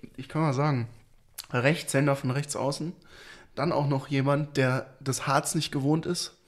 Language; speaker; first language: German; native; German